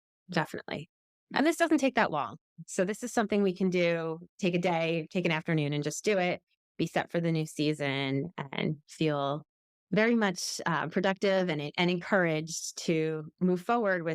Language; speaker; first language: English; native; English